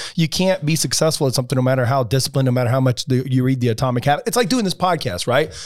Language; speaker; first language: English; native; English